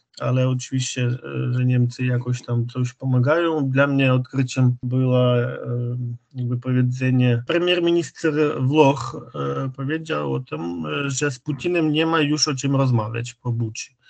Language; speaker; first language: Polish; non-native, fluent; Ukrainian